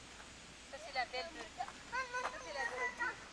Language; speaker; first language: French; native; French